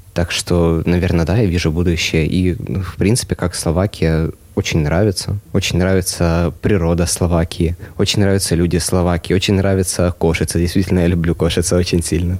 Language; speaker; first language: Russian; native; Russian